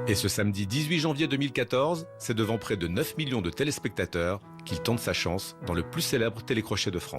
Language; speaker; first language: French; native; French